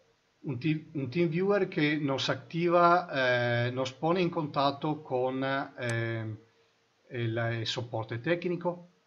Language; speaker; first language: Spanish; non-native, fluent; Italian